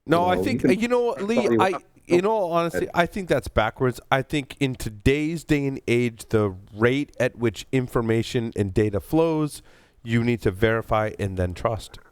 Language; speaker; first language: English; native; English